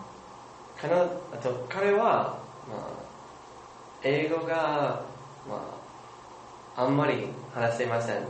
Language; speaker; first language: Japanese; non-native, learner; English